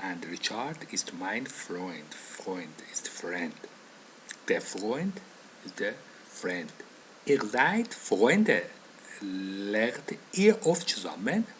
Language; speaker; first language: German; non-native, fluent; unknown